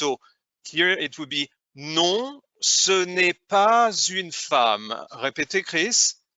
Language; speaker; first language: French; non-native, fluent; English